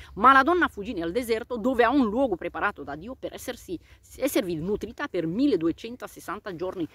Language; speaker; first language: Italian; non-native, fluent; Romanian